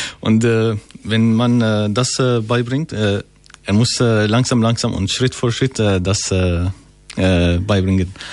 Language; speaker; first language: German; non-native, learner; Arabic